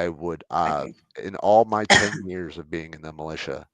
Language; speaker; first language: English; native; English